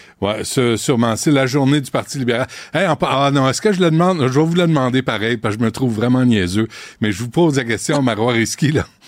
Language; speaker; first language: French; native; French